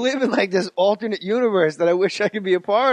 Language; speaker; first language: English; native; English